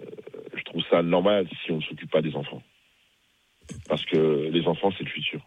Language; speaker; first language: French; early bilingual, other home language; Bambara